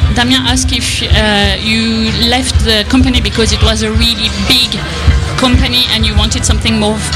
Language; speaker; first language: English; non-native, fluent; French